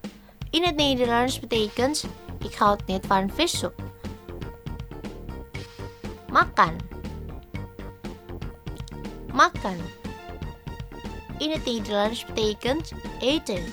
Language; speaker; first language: Dutch; non-native, learner; Indonesian